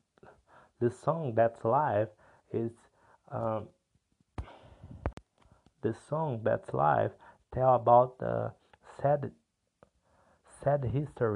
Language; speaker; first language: English; non-native, learner; Portuguese